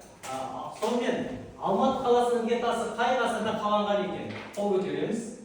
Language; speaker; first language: Kazakh; native; Kazakh